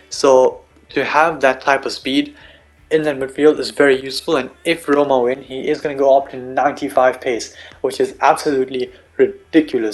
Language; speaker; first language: English; native; English